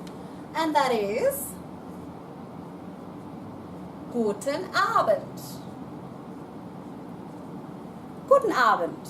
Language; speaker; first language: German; non-native, fluent; English